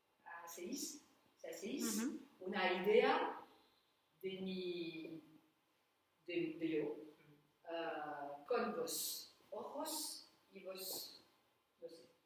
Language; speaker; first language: Spanish; non-native, learner; French